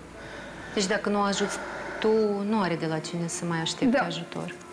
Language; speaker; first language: Romanian; native; Romanian